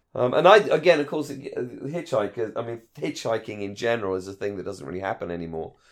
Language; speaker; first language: English; native; English